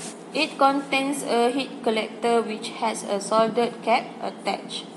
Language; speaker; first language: English; non-native, local second language; Malay